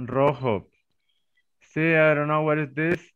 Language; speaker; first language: English; non-native, fluent; Spanish